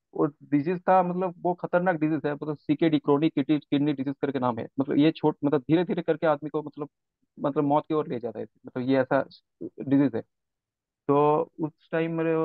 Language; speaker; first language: Hindi; non-native, local second language; Bangla